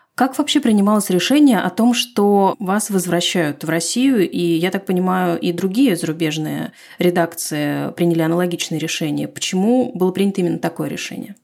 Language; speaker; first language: Russian; native; Russian